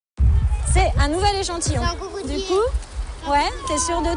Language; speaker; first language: French; native; French